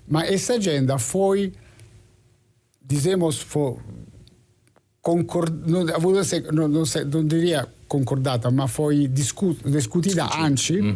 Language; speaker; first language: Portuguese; non-native, fluent; Italian